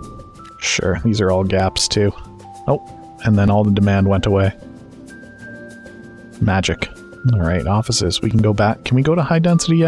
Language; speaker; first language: English; native; English